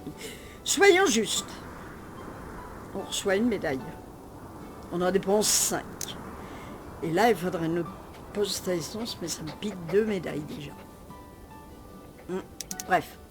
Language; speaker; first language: French; native; French